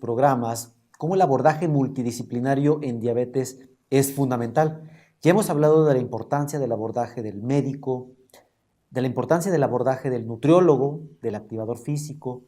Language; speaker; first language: Spanish; native; Spanish